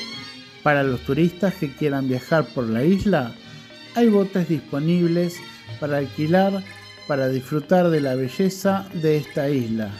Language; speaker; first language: Spanish; non-native, fluent; Indonesian